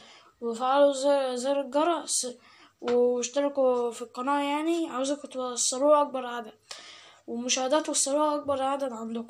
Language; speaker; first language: Arabic; native; Arabic